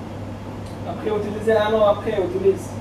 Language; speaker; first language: French; non-native, learner; Bangla